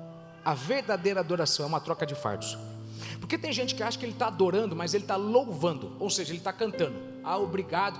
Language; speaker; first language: Portuguese; native; Portuguese